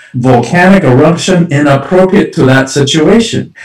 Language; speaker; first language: English; early bilingual, other home language; Spanish